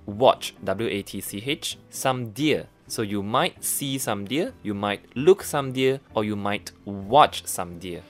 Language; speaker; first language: English; non-native, local second language; Chinese